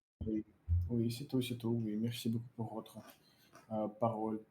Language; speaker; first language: French; non-native, learner; Russian